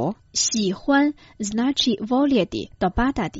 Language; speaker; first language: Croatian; non-native, fluent; Chinese